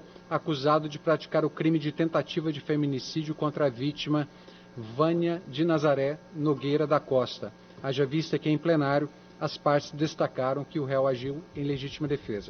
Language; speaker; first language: Portuguese; native; Portuguese